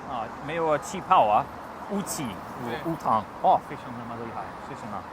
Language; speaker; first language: Chinese; non-native, fluent; English